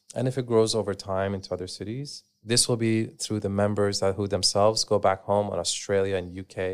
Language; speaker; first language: English; native; English